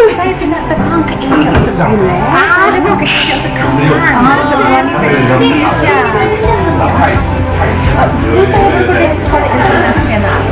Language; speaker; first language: Indonesian; non-native, learner; English